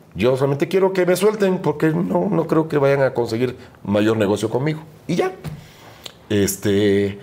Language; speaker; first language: Spanish; native; Spanish